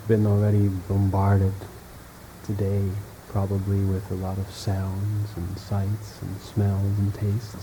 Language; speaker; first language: English; non-native, fluent; Dutch